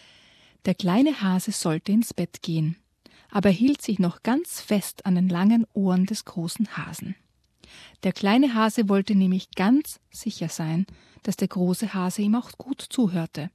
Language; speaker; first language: German; native; German